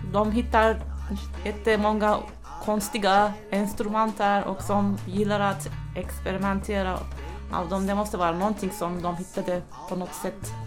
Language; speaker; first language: Swedish; non-native, learner; Turkish